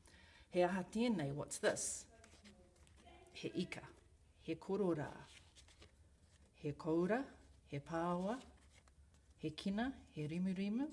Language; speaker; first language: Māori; non-native, local second language; English